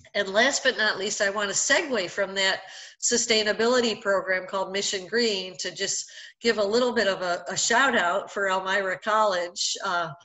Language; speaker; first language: English; native; English